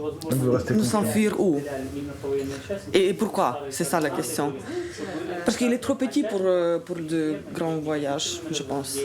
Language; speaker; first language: French; non-native, fluent; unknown